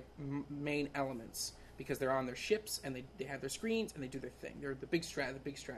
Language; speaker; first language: English; native; English